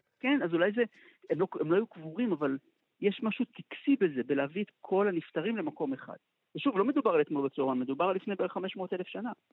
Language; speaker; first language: Hebrew; native; Hebrew